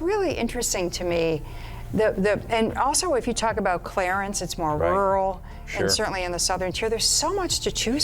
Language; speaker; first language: English; native; English